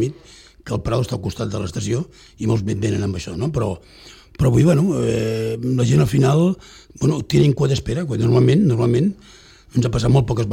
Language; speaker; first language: Catalan; native; Catalan